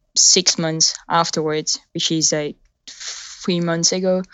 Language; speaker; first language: English; non-native, fluent; French